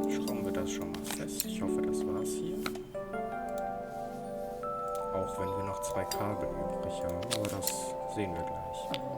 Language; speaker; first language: German; native; German